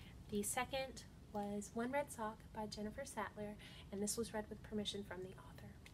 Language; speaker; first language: English; native; English